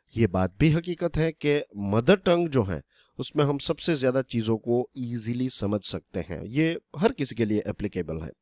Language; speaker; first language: Hindi; non-native, local second language; Gujarati